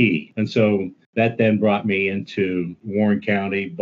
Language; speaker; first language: English; native; English